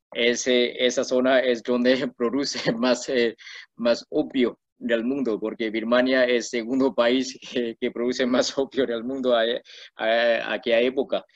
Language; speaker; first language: Spanish; non-native, learner; Burmese